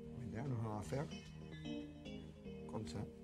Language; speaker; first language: French; non-native, learner; Catalan